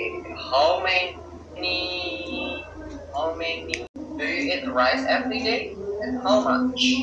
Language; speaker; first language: English; non-native, learner; Indonesian